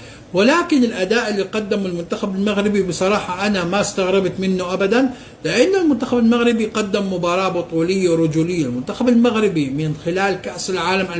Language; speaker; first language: Arabic; native; Arabic